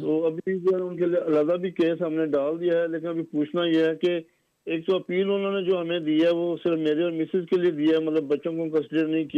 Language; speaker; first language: Hindi; native; Hindi